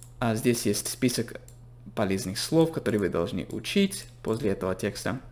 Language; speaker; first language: Russian; non-native, fluent; English